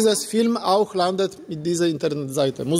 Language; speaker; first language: German; non-native, learner; Polish